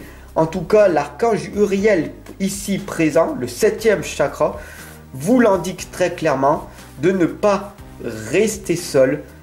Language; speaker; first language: French; native; French